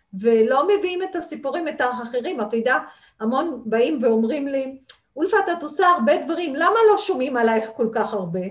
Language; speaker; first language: Hebrew; non-native, local second language; Arabic